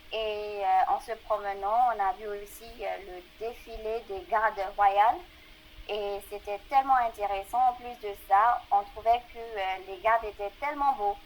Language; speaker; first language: French; non-native, fluent; Burmese